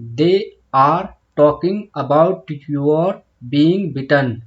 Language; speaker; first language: English; non-native, local second language; Hindi